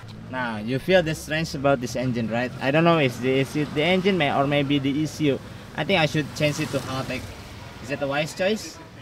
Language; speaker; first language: English; non-native, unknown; Indonesian